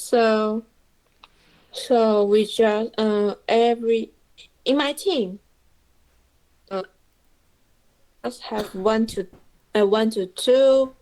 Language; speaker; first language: English; non-native, learner; Chinese